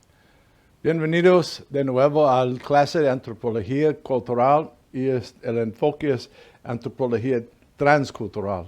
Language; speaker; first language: Spanish; non-native, fluent; English